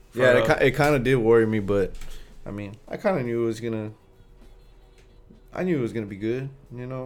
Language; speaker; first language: English; native; English